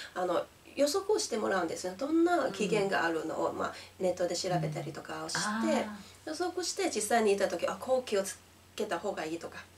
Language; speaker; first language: Japanese; non-native, fluent; Chinese